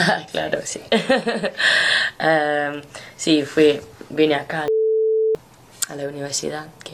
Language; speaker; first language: Spanish; non-native, fluent; English